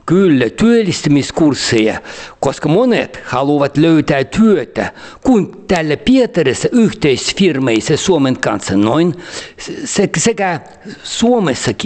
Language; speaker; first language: Finnish; early bilingual, heritage; Finnish